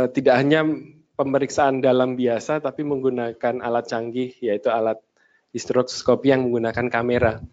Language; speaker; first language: Indonesian; native; Indonesian